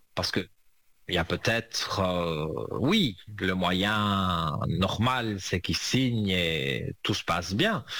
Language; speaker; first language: French; native; French